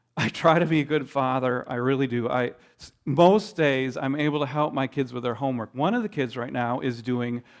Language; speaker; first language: English; native; English